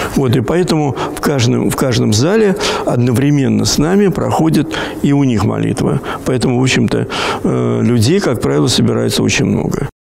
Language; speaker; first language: Russian; native; Russian